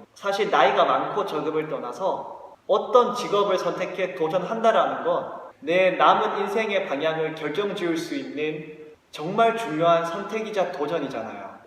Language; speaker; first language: Korean; native; Korean